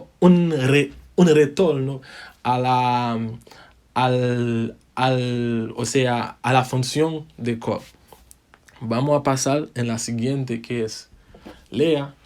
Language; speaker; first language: Spanish; non-native, fluent; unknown